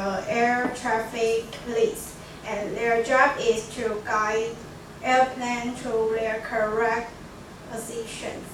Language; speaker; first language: English; non-native, learner; Chinese